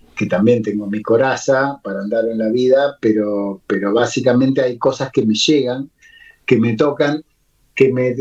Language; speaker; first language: Spanish; native; Spanish